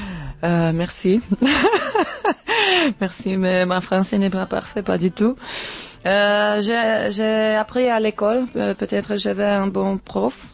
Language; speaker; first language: French; non-native, learner; Czech